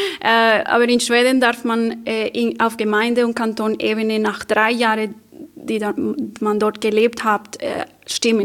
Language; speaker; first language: German; non-native, fluent; Spanish